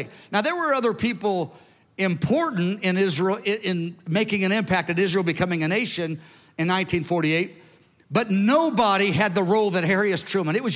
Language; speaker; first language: English; native; English